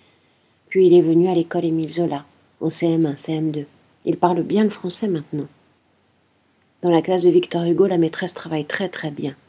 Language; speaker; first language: French; non-native, learner; Arabic